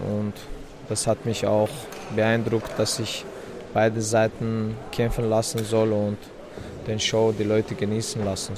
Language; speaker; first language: German; non-native, fluent; Chechen